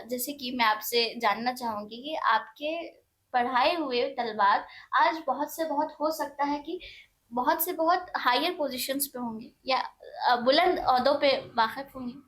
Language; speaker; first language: Hindi; native; Hindi